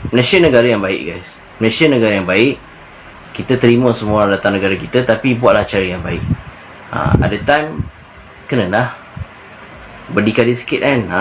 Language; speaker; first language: Malay; native; Malay